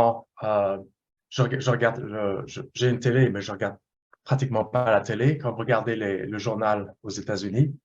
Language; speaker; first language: French; non-native, fluent; English